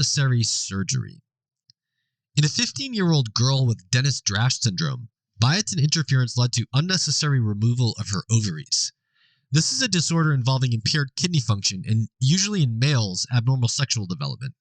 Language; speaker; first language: English; native; English